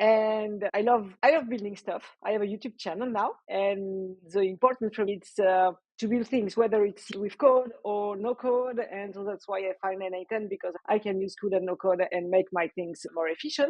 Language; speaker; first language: English; non-native, fluent; French